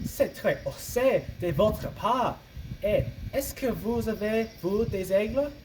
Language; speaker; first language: French; non-native, learner; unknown